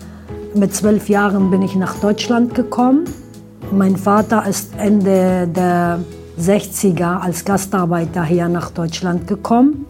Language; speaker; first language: German; early bilingual, other home language; Aramaic